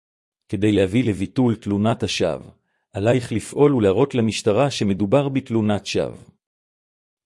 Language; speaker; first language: Hebrew; native; Hebrew